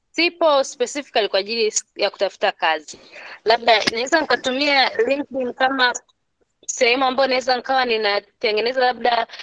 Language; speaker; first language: Swahili; non-native, local second language; Gusii